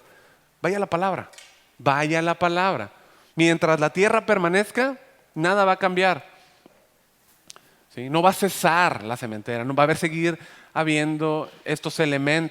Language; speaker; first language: Spanish; native; Spanish